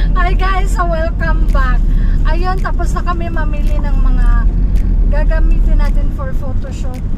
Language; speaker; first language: Filipino; non-native, local second language; Cebuano